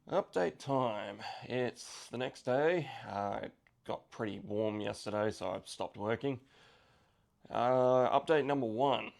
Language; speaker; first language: English; native; English